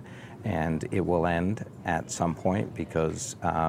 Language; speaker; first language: English; native; English